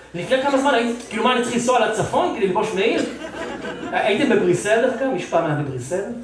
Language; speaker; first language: Hebrew; native; Hebrew